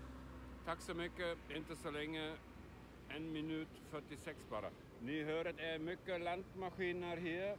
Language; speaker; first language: Swedish; non-native, fluent; German